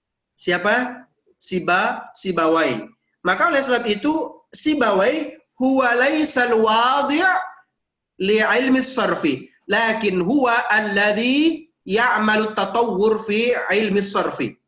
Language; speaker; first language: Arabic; non-native, fluent; Indonesian